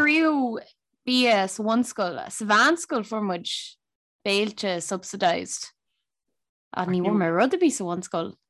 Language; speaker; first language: Irish; native; Irish